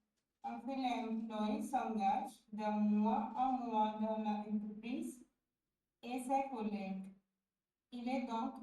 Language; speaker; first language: French; non-native, learner; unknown